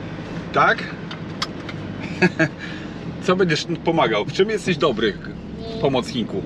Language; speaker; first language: Polish; native; Polish